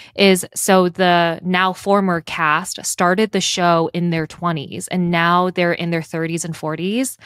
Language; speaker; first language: English; native; English